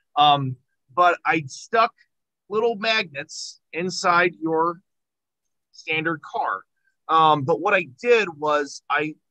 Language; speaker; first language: English; native; English